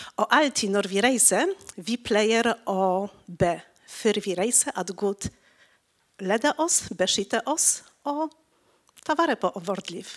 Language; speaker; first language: Norwegian; non-native, learner; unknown